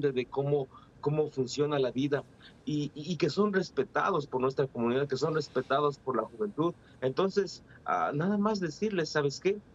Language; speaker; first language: Spanish; native; Spanish